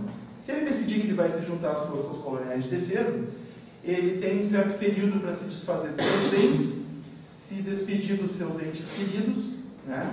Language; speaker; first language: Portuguese; native; Portuguese